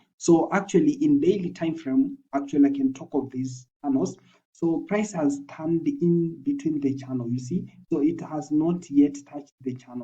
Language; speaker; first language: English; non-native, local second language; Swahili